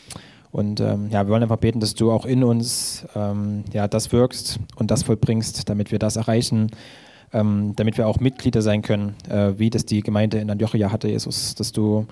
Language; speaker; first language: German; native; German